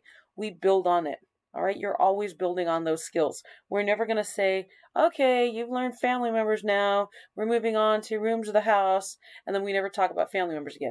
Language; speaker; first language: English; native; English